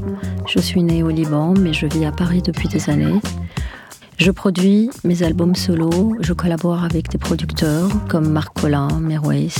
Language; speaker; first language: French; non-native, local second language; Arabic